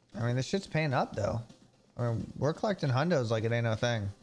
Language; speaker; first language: English; native; English